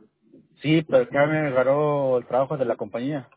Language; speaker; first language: Spanish; early bilingual, heritage; Spanish